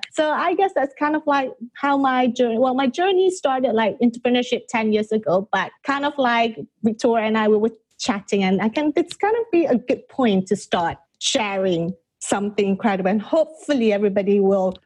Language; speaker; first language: English; non-native, local second language; Malay